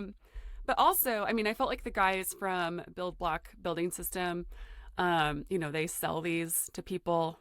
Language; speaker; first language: English; native; English